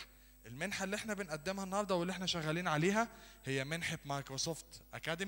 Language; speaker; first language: Arabic; native; Arabic